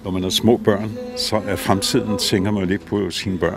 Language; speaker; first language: Danish; native; Danish